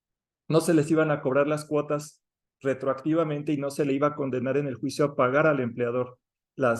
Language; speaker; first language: Spanish; native; Spanish